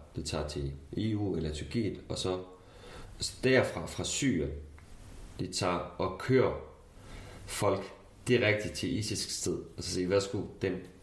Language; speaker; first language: Danish; non-native, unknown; Kurdish